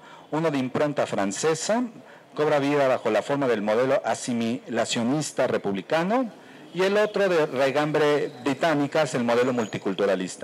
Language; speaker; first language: Spanish; native; Spanish